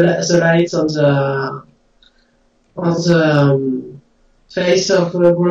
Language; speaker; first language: English; non-native, learner; French